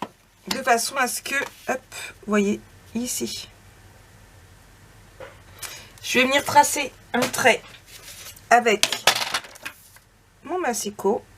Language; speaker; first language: French; native; French